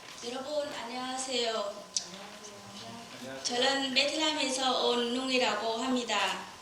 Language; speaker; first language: Korean; non-native, learner; Vietnamese